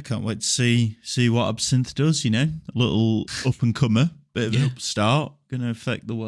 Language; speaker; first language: English; native; English